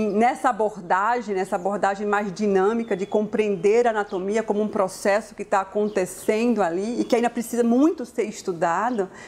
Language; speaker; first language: Portuguese; native; Portuguese